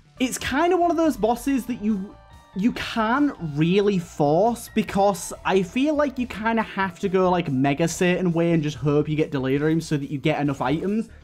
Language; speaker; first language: English; native; English